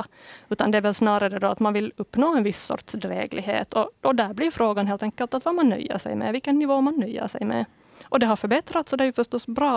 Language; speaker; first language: Swedish; native; Swedish